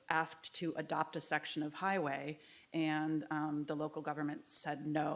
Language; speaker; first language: English; native; English